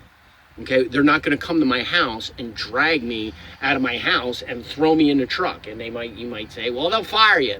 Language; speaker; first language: English; native; English